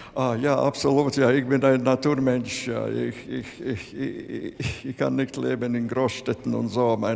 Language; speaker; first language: German; non-native, learner; Latvian